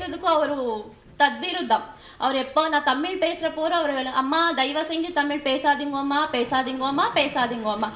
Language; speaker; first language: Tamil; non-native, learner; Kannada